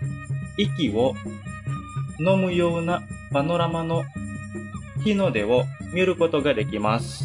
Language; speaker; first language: Japanese; non-native, fluent; Indonesian